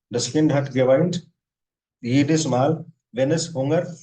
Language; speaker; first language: German; non-native, fluent; Hindi